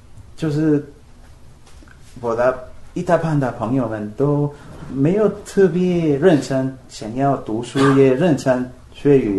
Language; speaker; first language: Chinese; non-native, fluent; Spanish